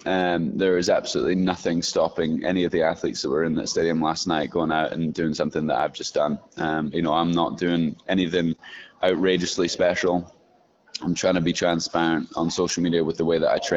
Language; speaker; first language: English; native; English